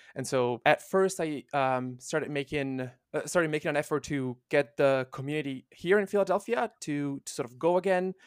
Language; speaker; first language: English; non-native, fluent; Italian